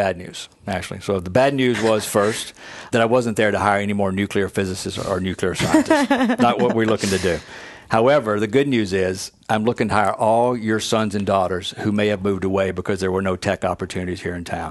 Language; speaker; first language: English; native; English